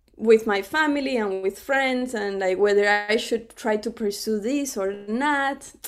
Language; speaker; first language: English; non-native, fluent; Spanish